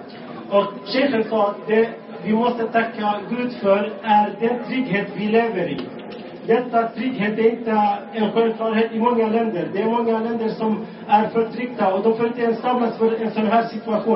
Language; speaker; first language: Swedish; non-native, local second language; Arabic